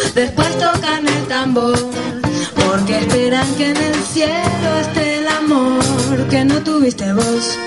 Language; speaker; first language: Spanish; native; Spanish